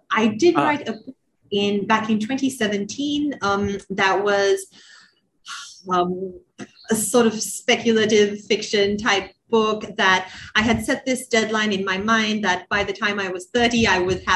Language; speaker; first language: English; non-native, local second language; Sinhala